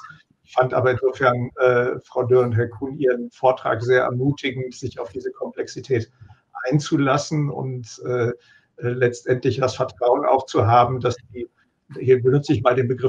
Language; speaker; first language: German; native; German